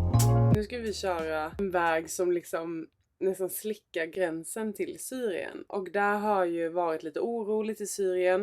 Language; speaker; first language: Swedish; native; Swedish